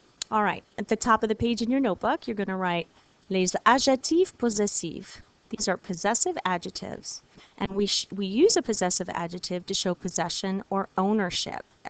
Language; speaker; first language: English; native; English